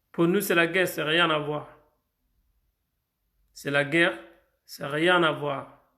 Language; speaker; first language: French; non-native, fluent; Arabic